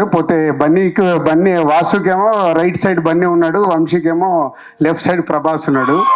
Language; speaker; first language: Telugu; native; Telugu